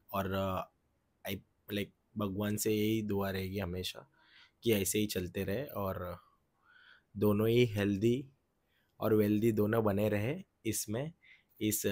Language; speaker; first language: Hindi; non-native, local second language; Marathi